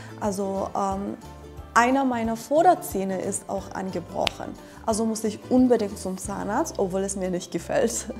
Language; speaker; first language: German; non-native, fluent; Persian